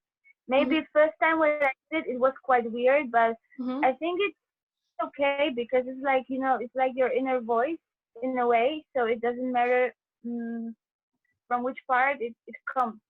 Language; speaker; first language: English; non-native, fluent; Polish